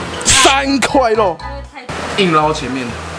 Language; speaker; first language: Chinese; native; Chinese